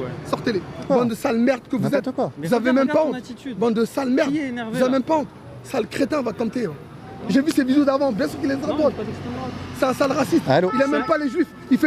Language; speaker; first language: French; native; French